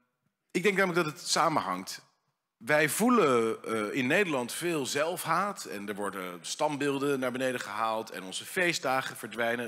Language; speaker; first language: Dutch; native; Dutch